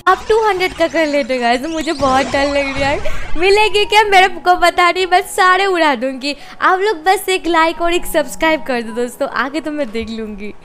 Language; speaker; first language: Hindi; non-native, local second language; Bangla